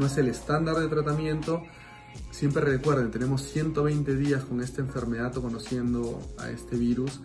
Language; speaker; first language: Spanish; native; Spanish